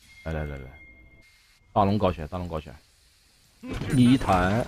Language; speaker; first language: Chinese; native; Chinese